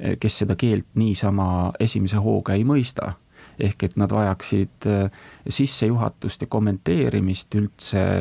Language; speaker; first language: Estonian; native; Estonian